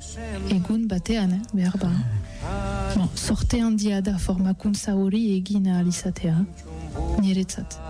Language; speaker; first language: Basque; non-native, learner; French